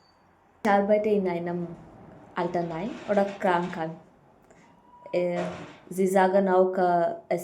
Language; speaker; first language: German; non-native, learner; Kannada